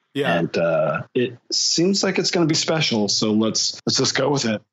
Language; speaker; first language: English; native; English